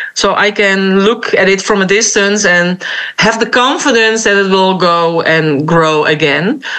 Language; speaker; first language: English; non-native, fluent; Dutch